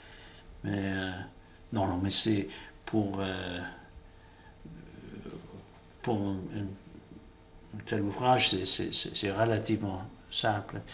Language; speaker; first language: French; non-native, fluent; English